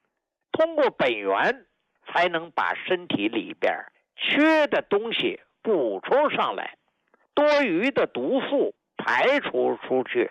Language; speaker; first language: Chinese; native; Chinese